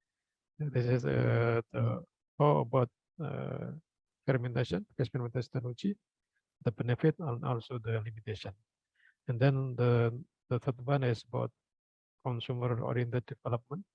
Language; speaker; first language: English; non-native, fluent; Indonesian